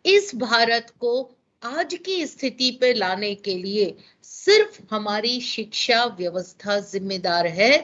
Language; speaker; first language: Hindi; non-native, local second language; Gujarati